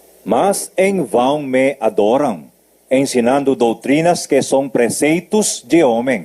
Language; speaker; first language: Portuguese; native; Portuguese